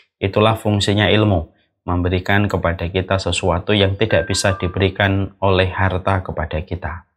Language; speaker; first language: Indonesian; native; Indonesian